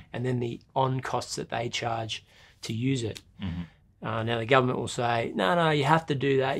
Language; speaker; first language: English; native; English